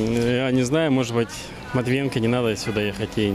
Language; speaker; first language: Russian; native; Russian